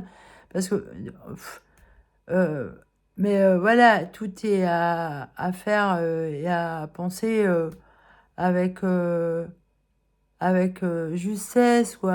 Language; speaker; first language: French; native; French